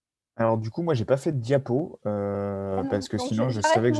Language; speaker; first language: French; native; French